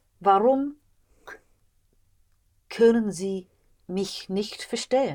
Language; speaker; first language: German; non-native, learner; English